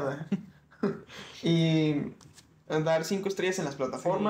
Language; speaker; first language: Spanish; native; Spanish